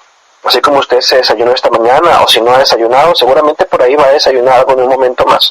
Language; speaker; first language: Spanish; native; Spanish